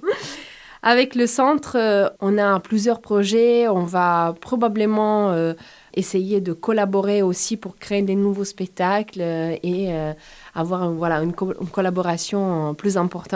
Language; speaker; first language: French; non-native, fluent; Italian